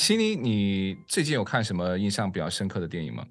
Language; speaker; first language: Chinese; native; Chinese